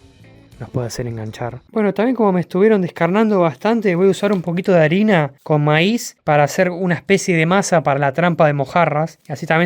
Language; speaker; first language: Spanish; native; Spanish